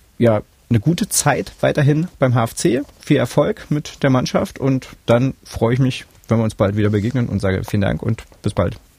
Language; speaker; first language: German; native; German